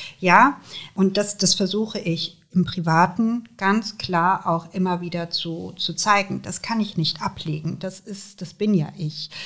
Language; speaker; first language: German; early bilingual, other home language; Serbian